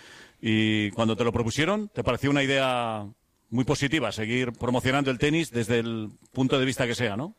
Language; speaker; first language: Spanish; native; Spanish